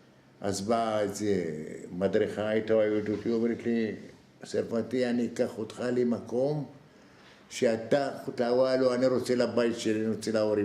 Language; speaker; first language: Hebrew; non-native, fluent; Arabic